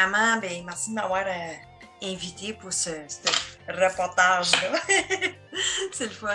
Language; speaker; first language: French; native; French